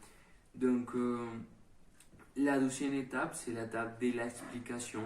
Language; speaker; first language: French; non-native, learner; Spanish